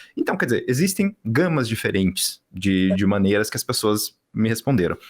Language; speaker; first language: Portuguese; native; Portuguese